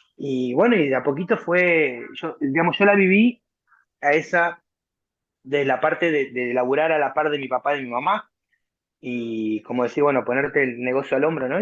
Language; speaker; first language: Spanish; native; Spanish